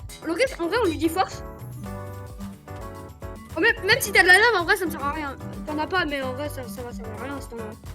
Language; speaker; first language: French; native; French